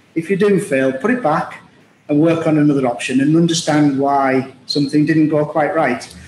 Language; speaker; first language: English; native; English